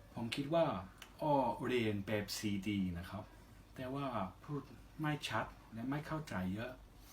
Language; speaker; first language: Thai; non-native, fluent; English